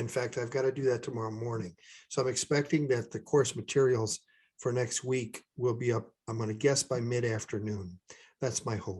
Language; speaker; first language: English; native; English